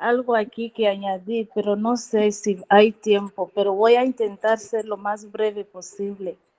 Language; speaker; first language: Spanish; non-native, fluent; Portuguese